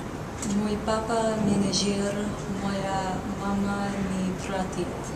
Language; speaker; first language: Russian; non-native, learner; English